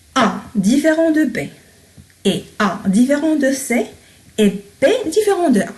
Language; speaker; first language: French; non-native, local second language; Arabic